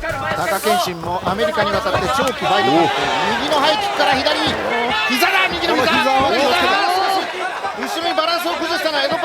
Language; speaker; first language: Japanese; native; Japanese